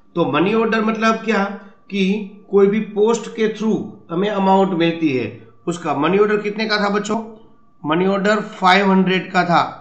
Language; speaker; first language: Hindi; non-native, local second language; Gujarati